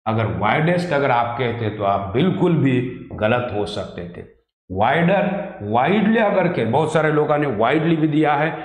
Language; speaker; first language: Hindi; non-native, local second language; Marathi